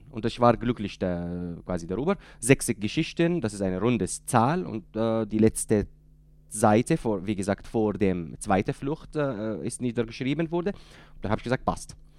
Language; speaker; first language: German; non-native, fluent; Arabic